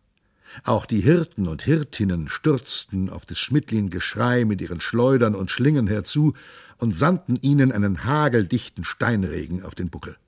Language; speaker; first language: German; native; German